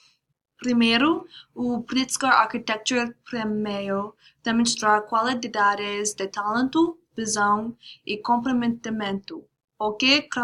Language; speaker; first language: Portuguese; non-native, learner; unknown